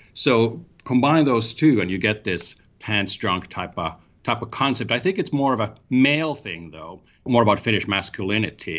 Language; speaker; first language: English; non-native, fluent; Finnish